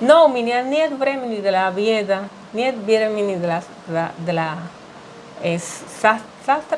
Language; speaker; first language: Russian; non-native, learner; Spanish